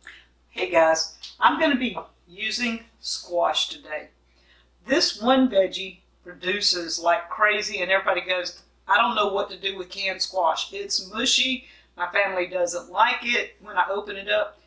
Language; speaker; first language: English; native; English